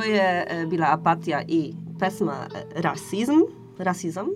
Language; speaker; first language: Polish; non-native, learner; Serbian